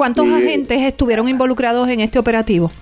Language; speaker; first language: Spanish; native; Spanish